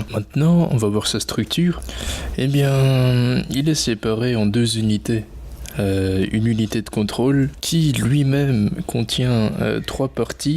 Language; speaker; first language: French; native; French